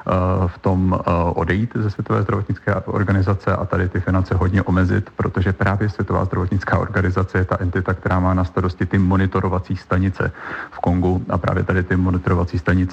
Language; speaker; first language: Czech; native; Czech